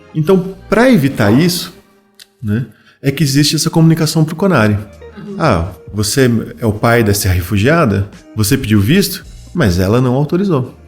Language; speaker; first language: Portuguese; native; Portuguese